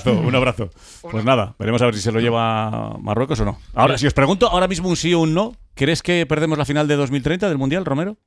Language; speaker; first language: Spanish; native; Spanish